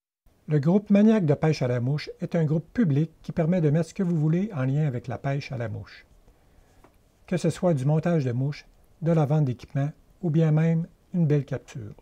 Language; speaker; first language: French; native; French